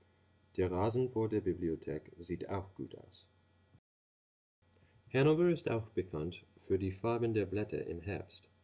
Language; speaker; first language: German; non-native, learner; English